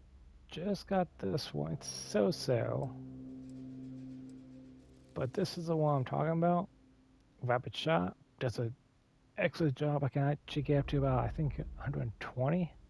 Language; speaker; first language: English; native; English